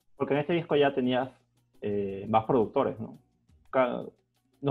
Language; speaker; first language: Spanish; native; Spanish